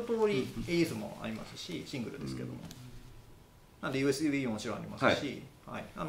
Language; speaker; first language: Japanese; native; Japanese